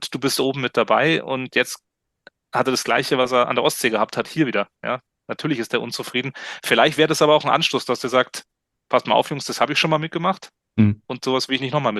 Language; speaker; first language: German; native; German